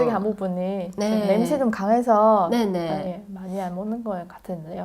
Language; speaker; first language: Korean; non-native, local second language; Chinese